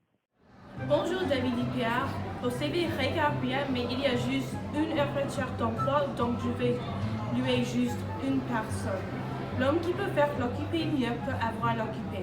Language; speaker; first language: French; non-native, learner; English